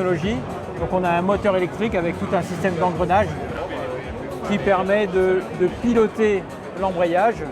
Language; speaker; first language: French; native; French